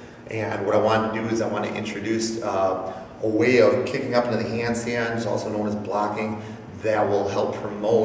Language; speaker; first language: English; native; English